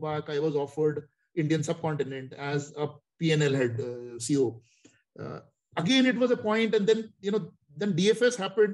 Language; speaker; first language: English; non-native, local second language; Hindi